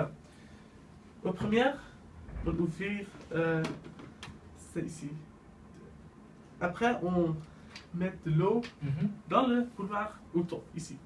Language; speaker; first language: French; non-native, learner; Dutch